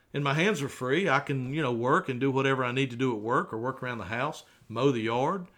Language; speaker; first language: English; native; English